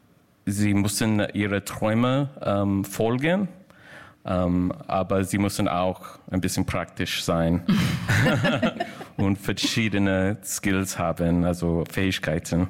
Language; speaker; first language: German; non-native, learner; English